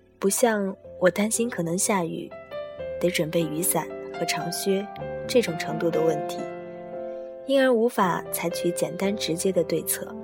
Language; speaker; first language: Chinese; native; Chinese